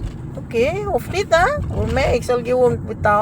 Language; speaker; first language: Dutch; non-native, learner; Filipino